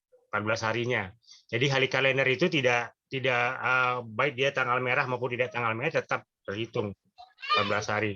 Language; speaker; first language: Indonesian; native; Indonesian